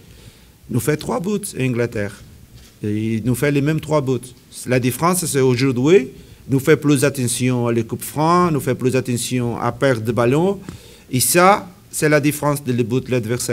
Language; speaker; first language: French; non-native, learner; Portuguese